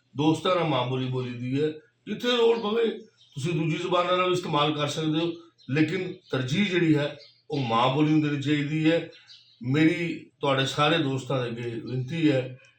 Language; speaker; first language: Punjabi; native; Punjabi